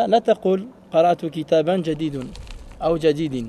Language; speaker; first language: Arabic; non-native, fluent; French